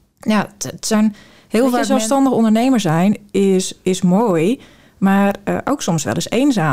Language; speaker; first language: Dutch; native; Dutch